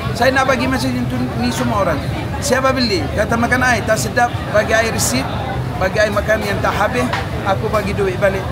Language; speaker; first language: Malay; non-native, fluent; Arabic